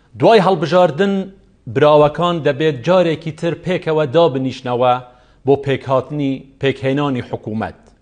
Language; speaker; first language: Central Kurdish; non-native, local second language; Kurdish